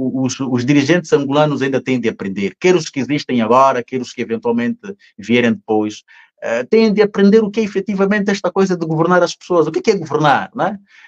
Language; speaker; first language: Portuguese; native; Portuguese